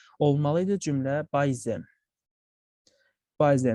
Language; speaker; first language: English; non-native, fluent; Azerbaijani